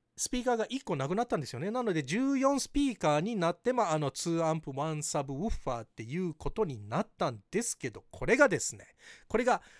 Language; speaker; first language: Japanese; early bilingual, heritage; Japanese